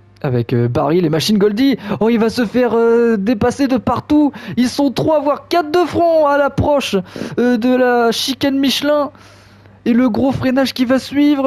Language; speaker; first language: French; native; French